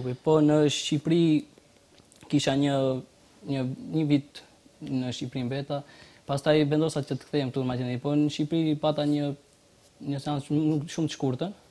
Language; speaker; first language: Albanian; native; Albanian